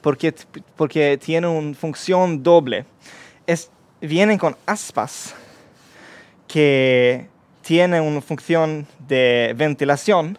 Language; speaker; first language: Spanish; non-native, learner; Swedish